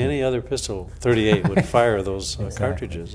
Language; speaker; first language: English; native; English